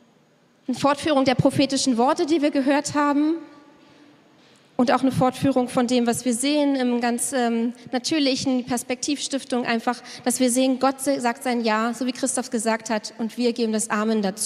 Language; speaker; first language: German; native; German